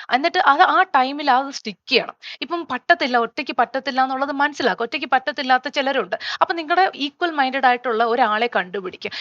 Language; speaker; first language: Malayalam; native; Malayalam